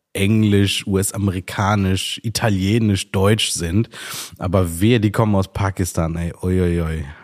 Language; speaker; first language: German; early bilingual, other home language; Sinhala